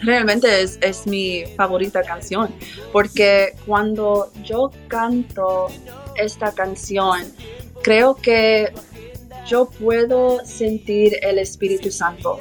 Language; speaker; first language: Spanish; early bilingual, heritage; English